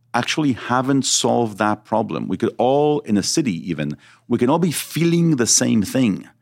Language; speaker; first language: English; early bilingual, other home language; Hebrew